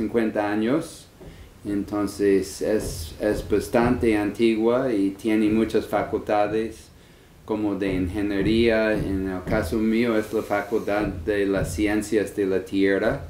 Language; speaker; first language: Spanish; non-native, fluent; English